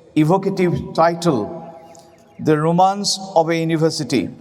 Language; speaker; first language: English; non-native, local second language; Assamese